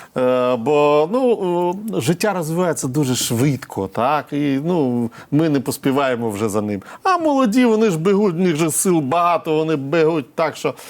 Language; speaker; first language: Ukrainian; non-native, local second language; Russian